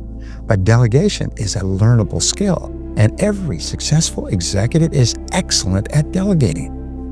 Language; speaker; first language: English; native; English